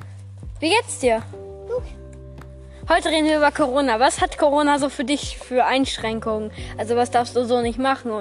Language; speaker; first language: German; native; German